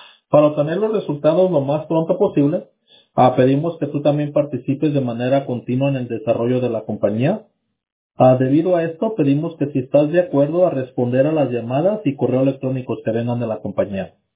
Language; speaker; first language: Spanish; early bilingual, heritage; Spanish